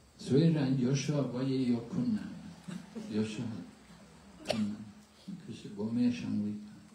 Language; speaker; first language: Chinese; non-native, learner; English